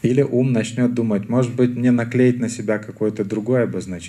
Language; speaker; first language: Russian; native; Russian